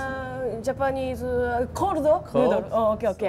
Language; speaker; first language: English; non-native, learner; Japanese